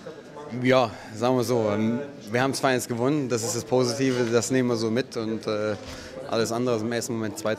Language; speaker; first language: German; native; German